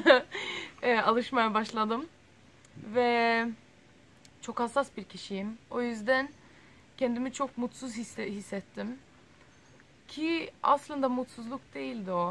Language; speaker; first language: Turkish; early bilingual, heritage; Turkish